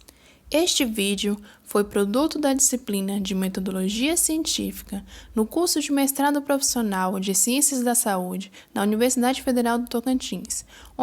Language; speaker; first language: Portuguese; native; Portuguese